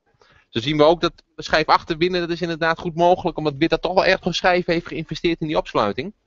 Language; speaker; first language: Dutch; native; Dutch